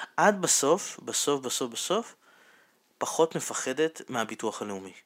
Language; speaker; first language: Hebrew; non-native, fluent; Russian